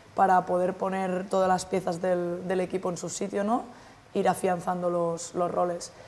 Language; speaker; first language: Spanish; native; Spanish